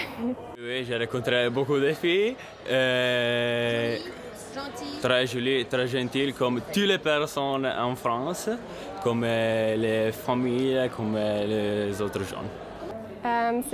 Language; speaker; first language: French; non-native, learner; Italian